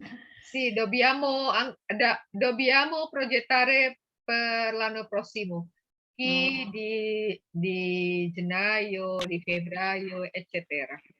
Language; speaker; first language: Italian; non-native, learner; Indonesian